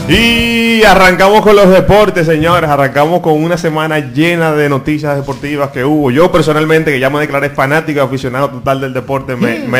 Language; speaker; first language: Spanish; native; Spanish